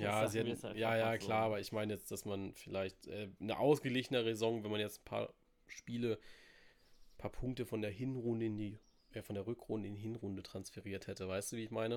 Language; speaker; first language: German; native; German